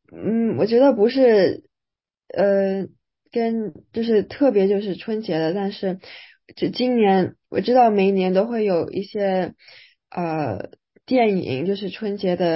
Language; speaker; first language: Chinese; early bilingual, other home language; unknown